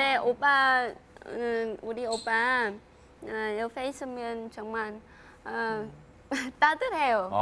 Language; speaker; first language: Korean; non-native, learner; Vietnamese